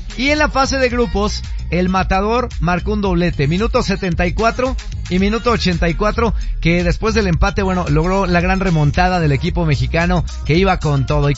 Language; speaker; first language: Spanish; native; Spanish